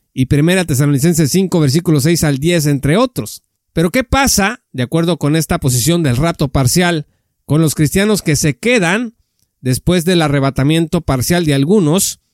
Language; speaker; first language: Spanish; native; Spanish